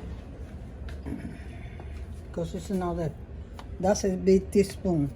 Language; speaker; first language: English; non-native, learner; Spanish